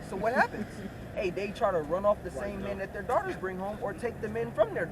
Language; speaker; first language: English; native; English